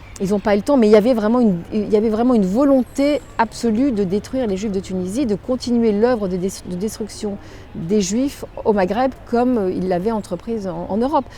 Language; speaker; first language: French; native; French